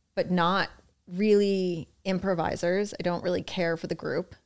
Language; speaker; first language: English; native; English